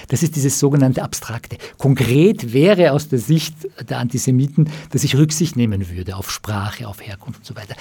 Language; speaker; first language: German; early bilingual, other home language; Persian